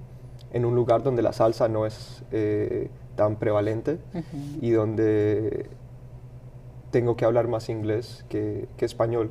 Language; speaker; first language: Spanish; early bilingual, heritage; Spanish